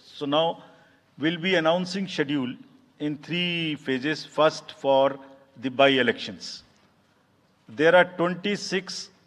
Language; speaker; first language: Hindi; native; Hindi